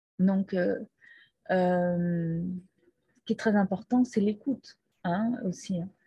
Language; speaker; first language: French; non-native, fluent; Portuguese